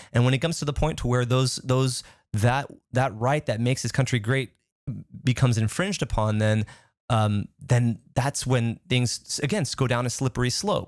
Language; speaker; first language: English; native; English